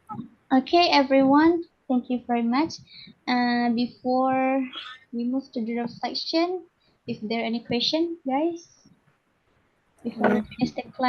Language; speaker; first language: English; non-native, learner; Indonesian